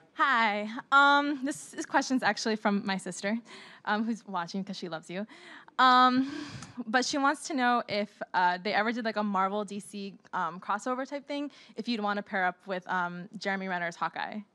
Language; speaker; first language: English; native; English